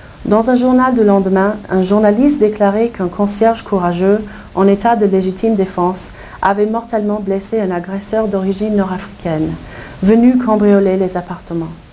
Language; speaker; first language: French; non-native, fluent; English